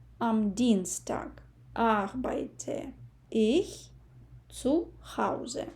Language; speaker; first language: German; non-native, fluent; Ukrainian